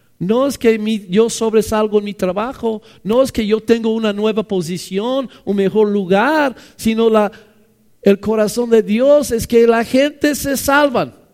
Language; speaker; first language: Spanish; non-native, fluent; English